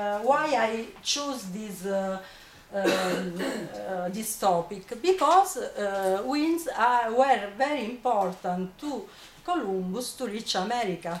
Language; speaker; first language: English; non-native, fluent; Italian